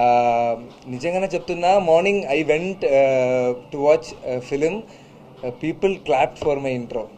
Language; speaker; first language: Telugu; non-native, learner; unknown